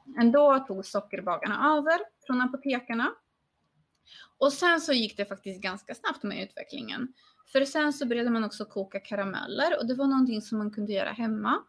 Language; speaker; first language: Swedish; non-native, fluent; Polish